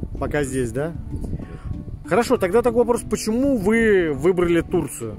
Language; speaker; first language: Russian; native; Russian